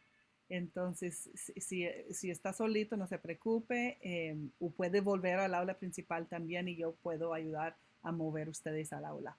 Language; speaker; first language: Spanish; non-native, fluent; English